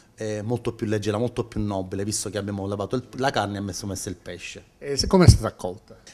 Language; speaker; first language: Italian; native; Italian